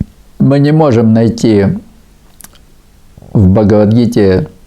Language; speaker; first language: Russian; native; Russian